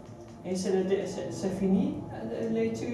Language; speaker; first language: French; non-native, learner; Dutch